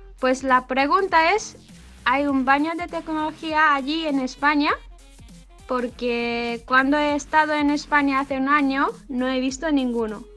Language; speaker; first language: Spanish; non-native, learner; Japanese